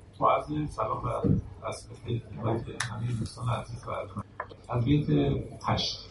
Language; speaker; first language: Persian; native; Persian